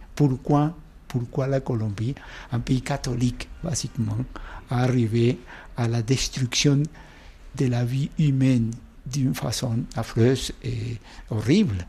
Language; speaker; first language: French; non-native, fluent; Spanish